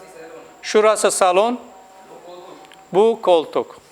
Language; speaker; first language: Turkish; non-native, fluent; Urdu